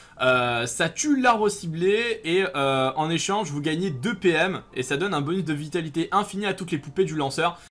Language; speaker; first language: French; native; French